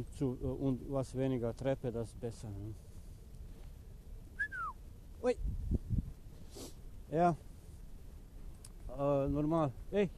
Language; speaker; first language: German; non-native, learner; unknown